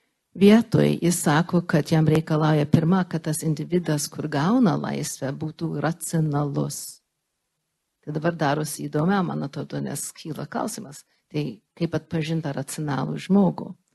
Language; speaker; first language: Lithuanian; early bilingual, heritage; Lithuanian